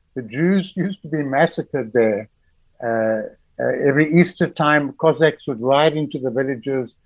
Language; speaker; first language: English; native; English